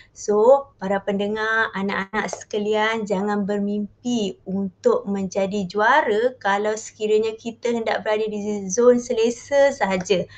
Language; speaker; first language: Malay; native; Malay